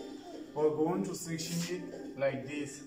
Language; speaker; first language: English; non-native, local second language; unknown